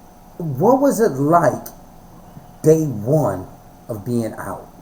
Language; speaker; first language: English; native; English